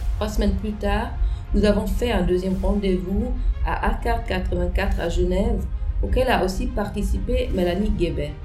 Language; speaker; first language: French; non-native, local second language; German